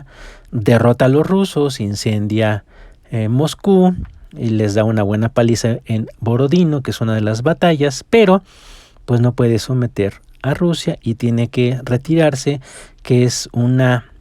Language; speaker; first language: Spanish; native; Spanish